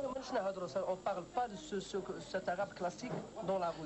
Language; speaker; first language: French; non-native, local second language; Arabic